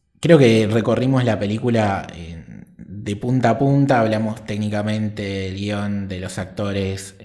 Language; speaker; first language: Spanish; native; Spanish